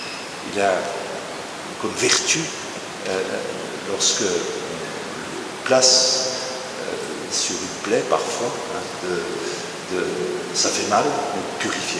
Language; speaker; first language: French; native; French